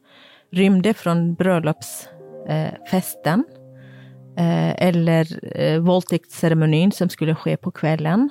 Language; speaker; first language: Swedish; non-native, fluent; Kurdish